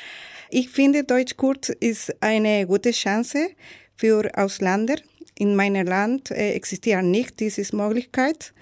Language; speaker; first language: German; non-native, learner; Spanish